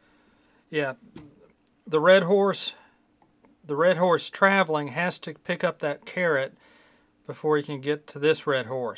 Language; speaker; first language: English; native; English